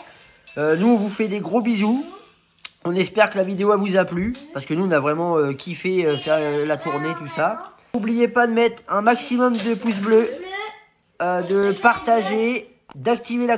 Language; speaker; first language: French; native; French